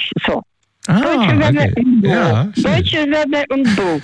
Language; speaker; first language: German; early bilingual, other home language; Russian